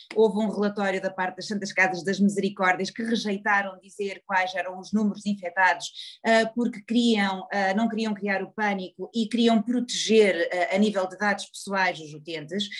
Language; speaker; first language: Portuguese; native; Portuguese